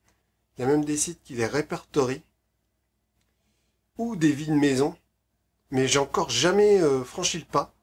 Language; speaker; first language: French; native; French